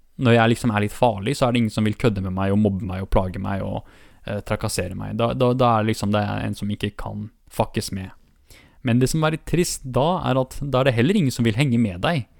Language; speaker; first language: Norwegian; early bilingual, other home language; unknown